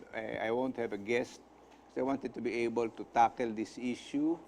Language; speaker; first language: English; non-native, local second language; Filipino